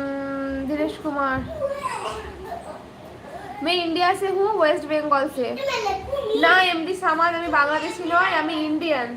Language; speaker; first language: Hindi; non-native, local second language; Bangla